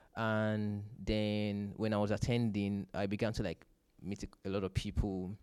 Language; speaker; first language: English; non-native, local second language; Yoruba